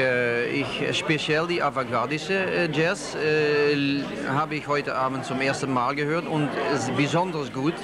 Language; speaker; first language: German; non-native, learner; Dutch